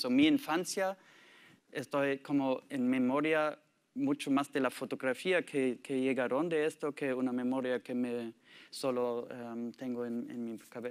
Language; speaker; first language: Spanish; non-native, learner; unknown